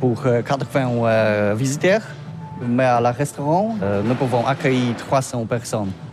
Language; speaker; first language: French; non-native, learner; Polish